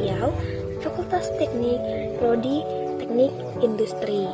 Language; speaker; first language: Indonesian; native; Indonesian